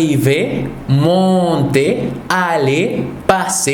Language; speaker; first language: French; non-native, fluent; Spanish